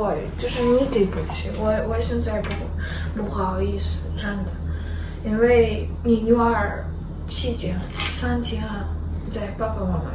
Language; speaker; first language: Chinese; non-native, learner; Ukrainian